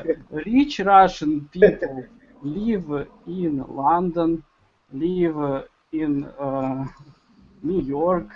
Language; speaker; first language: English; non-native, learner; Russian